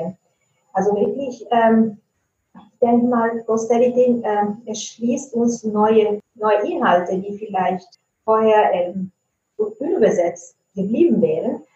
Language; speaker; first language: German; non-native, fluent; Italian